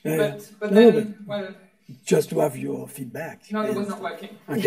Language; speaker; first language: English; non-native, fluent; French